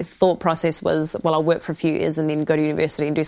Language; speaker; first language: English; native; English